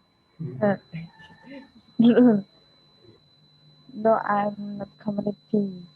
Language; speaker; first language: English; non-native, learner; Indonesian